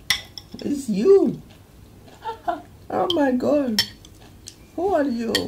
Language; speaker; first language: English; non-native, local second language; Hindi